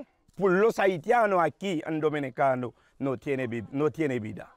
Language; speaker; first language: Spanish; non-native, local second language; Haitian Creole